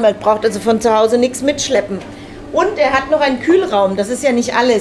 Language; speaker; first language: German; native; German